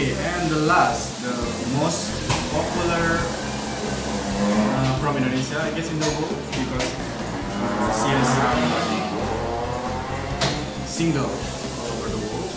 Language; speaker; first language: English; non-native, learner; Indonesian